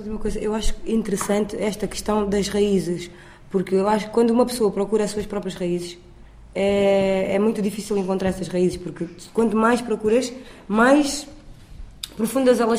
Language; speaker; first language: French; non-native, fluent; Portuguese